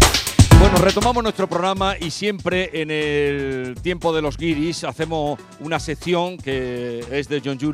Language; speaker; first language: Spanish; native; Spanish